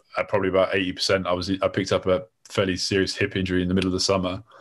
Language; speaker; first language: English; native; English